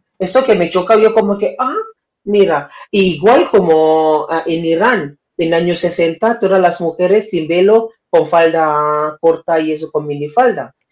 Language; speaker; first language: Spanish; non-native, fluent; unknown